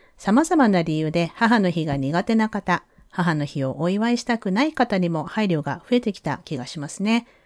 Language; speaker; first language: Japanese; native; Japanese